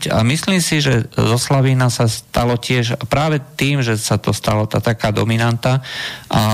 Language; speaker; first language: Slovak; native; Slovak